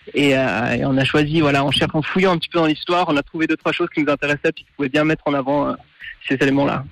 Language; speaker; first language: French; native; French